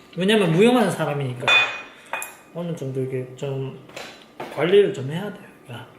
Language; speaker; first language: Korean; native; Korean